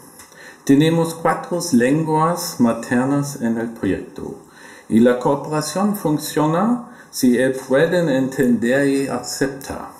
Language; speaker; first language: Spanish; non-native, learner; German